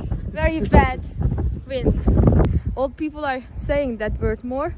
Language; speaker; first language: English; non-native, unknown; Turkish